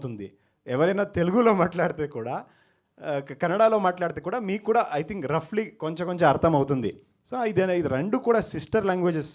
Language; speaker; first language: Telugu; non-native, local second language; Kannada